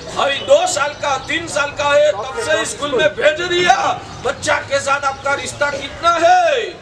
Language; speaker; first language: Hindi; non-native, local second language; Gujarati